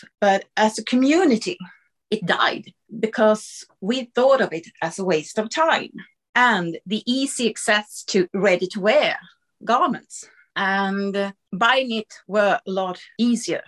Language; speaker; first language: English; non-native, fluent; Swedish